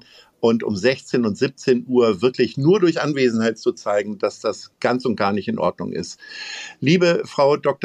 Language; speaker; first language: German; native; German